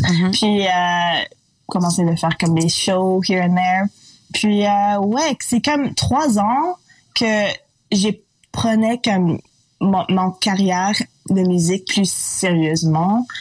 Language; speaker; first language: French; non-native, local second language; English